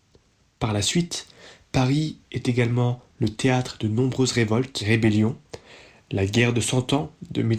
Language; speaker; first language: French; native; French